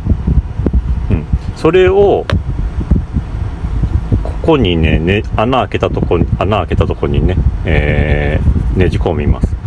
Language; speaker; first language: Japanese; native; Japanese